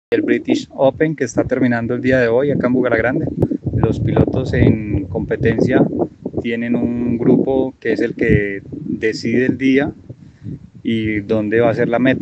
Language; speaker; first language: Spanish; native; Spanish